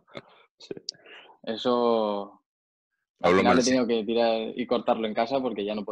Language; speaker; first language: Spanish; native; Spanish